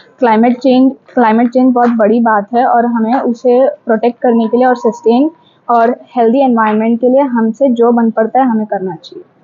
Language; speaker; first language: Hindi; non-native, local second language; Gujarati